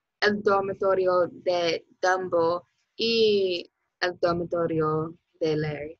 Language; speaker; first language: Spanish; non-native, learner; English